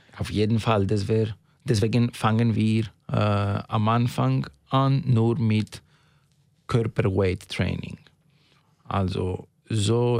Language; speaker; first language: German; non-native, fluent; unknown